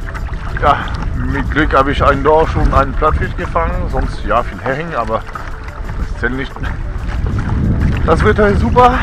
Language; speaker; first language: German; non-native, fluent; French